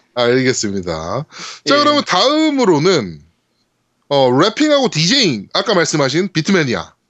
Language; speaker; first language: Korean; native; Korean